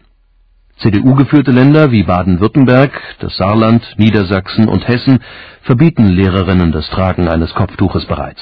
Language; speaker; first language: German; native; German